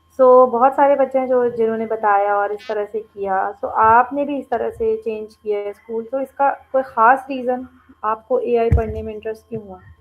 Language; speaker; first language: Urdu; native; Urdu